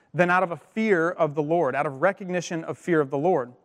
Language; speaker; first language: English; native; English